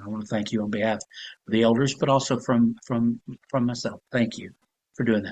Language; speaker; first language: English; native; English